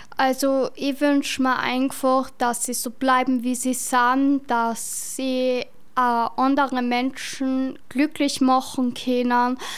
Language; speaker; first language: German; native; German